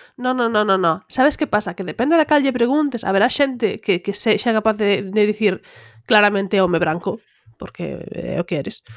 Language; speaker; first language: Galician; native; Galician